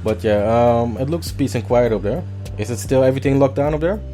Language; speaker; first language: English; non-native, fluent; Dutch